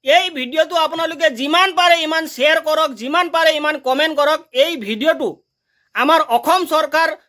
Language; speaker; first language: Assamese; non-native, local second language; Nepali